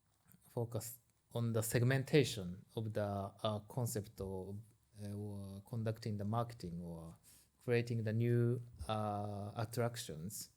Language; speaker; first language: English; non-native, learner; Japanese